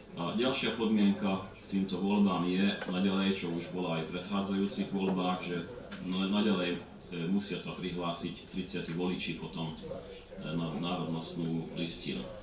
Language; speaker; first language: Slovak; early bilingual, heritage; Slovak